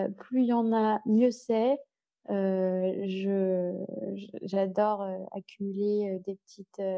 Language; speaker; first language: French; native; French